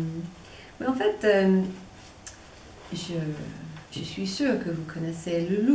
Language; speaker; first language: French; non-native, fluent; English